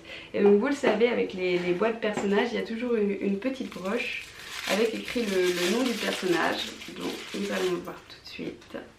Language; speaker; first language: French; native; French